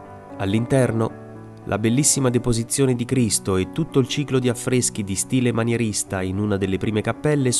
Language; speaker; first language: Italian; native; Italian